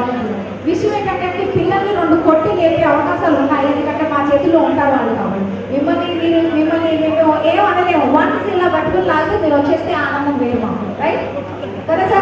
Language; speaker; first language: Telugu; native; Telugu